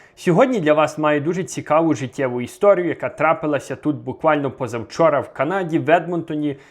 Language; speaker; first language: Ukrainian; native; Ukrainian